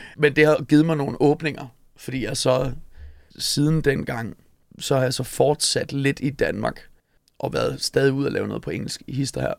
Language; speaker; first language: Danish; native; Danish